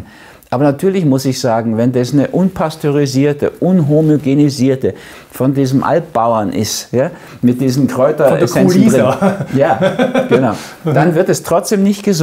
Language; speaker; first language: German; native; German